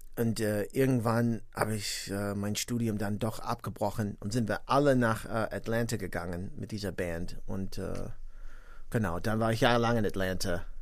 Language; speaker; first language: German; non-native, fluent; English